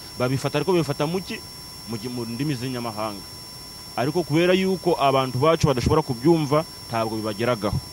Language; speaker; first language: Kinyarwanda; early bilingual, heritage; Kinyarwanda